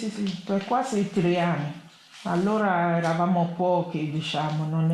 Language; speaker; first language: Italian; non-native, fluent; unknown